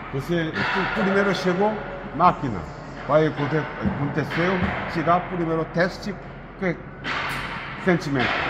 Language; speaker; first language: Portuguese; non-native, learner; Korean